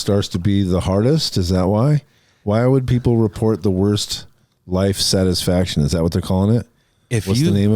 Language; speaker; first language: English; native; English